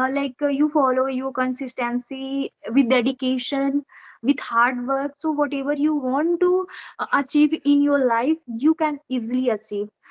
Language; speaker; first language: English; non-native, learner; Odia